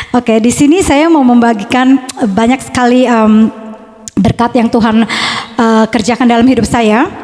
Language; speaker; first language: Indonesian; native; Indonesian